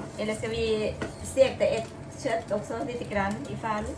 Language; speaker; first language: Swedish; non-native, learner; Thai